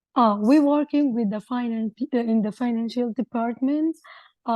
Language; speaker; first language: English; non-native, learner; Arabic